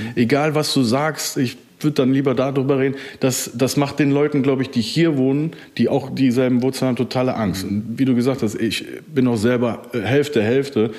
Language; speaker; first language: German; early bilingual, other home language; Turkish